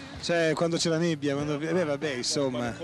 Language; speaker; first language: Italian; native; Italian